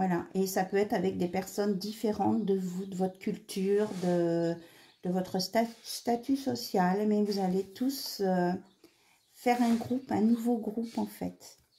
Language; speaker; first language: French; native; French